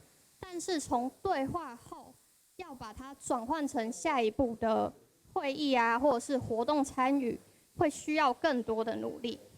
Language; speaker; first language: Chinese; native; Chinese